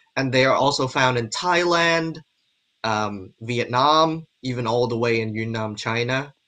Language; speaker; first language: English; non-native, local second language; Cantonese